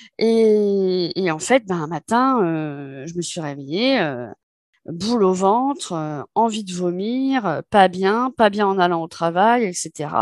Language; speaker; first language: French; native; French